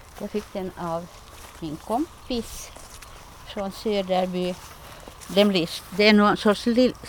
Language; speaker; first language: Swedish; native; Swedish